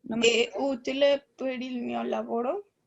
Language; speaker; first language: Italian; non-native, learner; Spanish